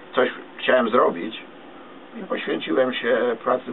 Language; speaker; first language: Polish; native; Polish